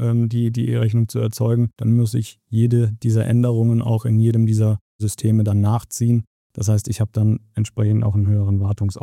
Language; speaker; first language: German; native; German